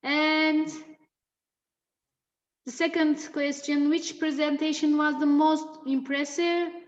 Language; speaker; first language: English; non-native, fluent; Turkish